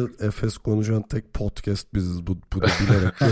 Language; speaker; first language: Turkish; native; Turkish